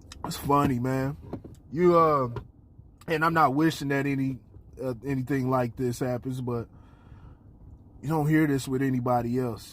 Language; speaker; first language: English; native; English